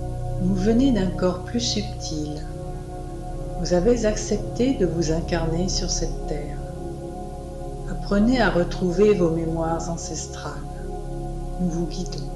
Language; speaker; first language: French; native; French